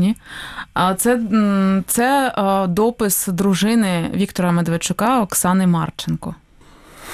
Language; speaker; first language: Ukrainian; native; Ukrainian